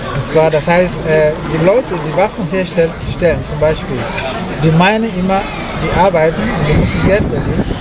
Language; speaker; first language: German; non-native, fluent; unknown